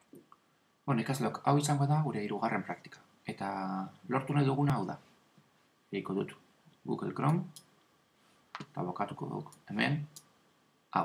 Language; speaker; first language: Basque; non-native, local second language; Spanish